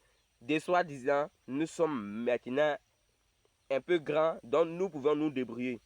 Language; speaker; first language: French; non-native, local second language; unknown